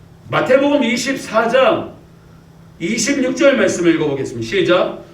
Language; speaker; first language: Korean; native; Korean